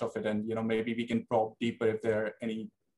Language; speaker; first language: English; non-native, local second language; Hindi